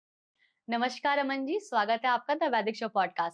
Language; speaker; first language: Hindi; native; Hindi